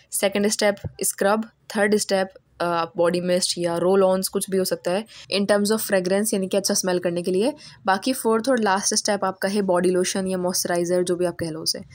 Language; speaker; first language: Urdu; native; Urdu